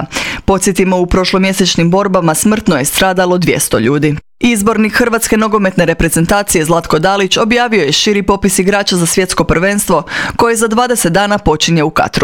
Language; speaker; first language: Croatian; native; Croatian